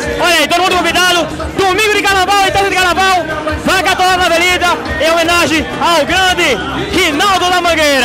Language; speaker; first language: Portuguese; native; Portuguese